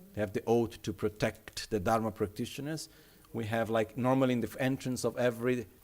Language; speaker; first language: English; non-native, fluent; Italian